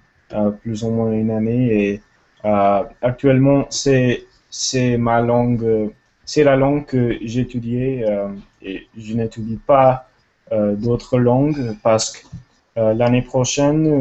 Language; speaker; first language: French; non-native, learner; English